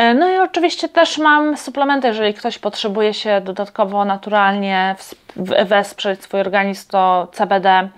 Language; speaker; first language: Polish; non-native, fluent; Latvian